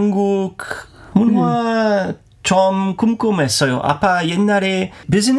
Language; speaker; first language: Korean; non-native, learner; German